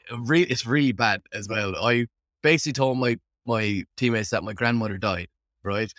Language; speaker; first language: English; native; English